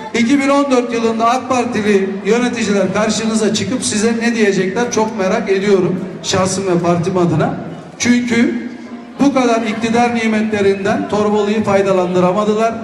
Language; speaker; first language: Turkish; native; Turkish